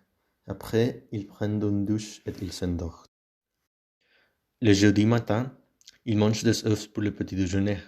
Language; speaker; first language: French; non-native, learner; Spanish